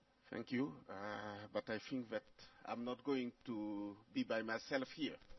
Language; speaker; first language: English; non-native, learner; French